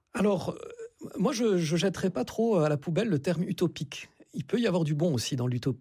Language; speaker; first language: French; native; French